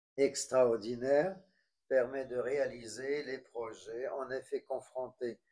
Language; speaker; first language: French; non-native, local second language; Arabic